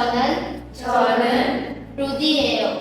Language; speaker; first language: Korean; non-native, learner; Indonesian